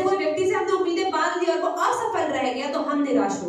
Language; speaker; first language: Hindi; native; Hindi